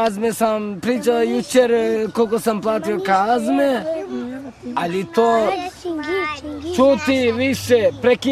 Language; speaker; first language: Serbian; non-native, local second language; Romany